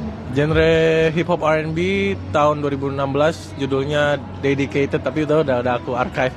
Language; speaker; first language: Indonesian; native; Indonesian